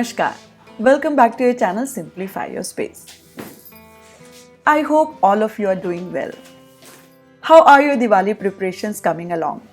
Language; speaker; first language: English; non-native, local second language; Hindi